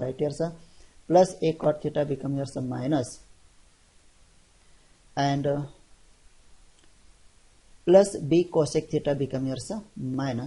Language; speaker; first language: English; non-native, local second language; Marathi